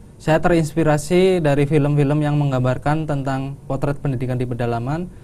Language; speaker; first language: Indonesian; non-native, local second language; Javanese